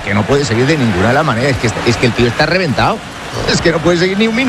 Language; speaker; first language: Spanish; native; Spanish